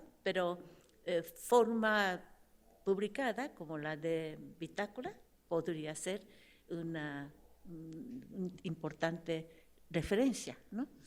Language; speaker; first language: Spanish; non-native, fluent; Japanese